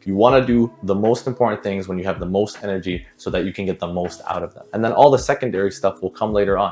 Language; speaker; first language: English; native; English